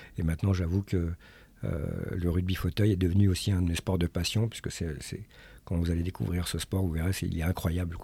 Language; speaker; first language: French; early bilingual, other home language; Arabic